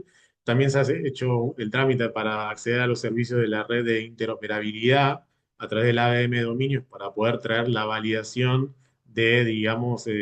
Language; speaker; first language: Spanish; native; Spanish